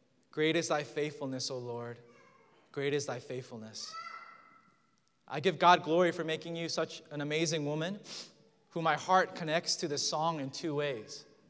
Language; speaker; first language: English; early bilingual, other home language; Korean